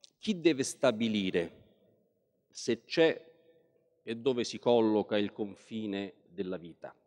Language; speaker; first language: Italian; native; Italian